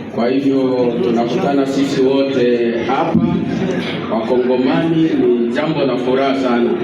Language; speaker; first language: Swahili; native; Swahili